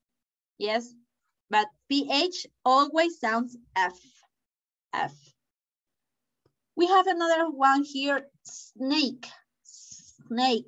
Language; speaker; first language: English; non-native, fluent; Spanish